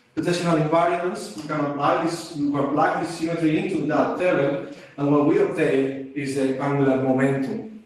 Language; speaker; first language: English; non-native, fluent; Spanish